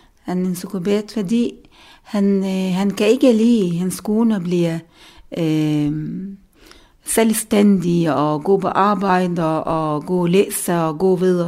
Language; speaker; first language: Danish; non-native, learner; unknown